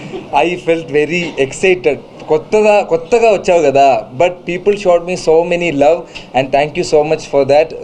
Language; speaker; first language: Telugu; non-native, learner; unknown